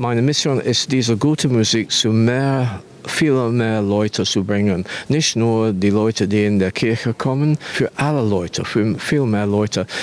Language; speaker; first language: German; non-native, learner; English